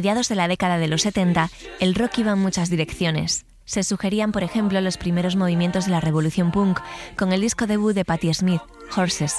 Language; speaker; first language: Spanish; native; Spanish